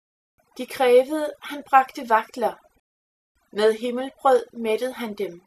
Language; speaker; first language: Danish; native; Danish